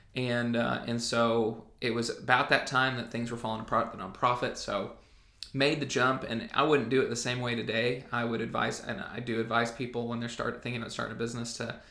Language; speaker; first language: English; native; English